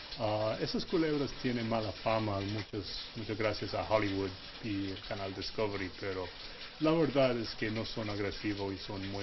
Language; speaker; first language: Spanish; non-native, fluent; English